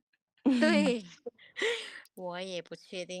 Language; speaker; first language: Chinese; non-native, learner; Lao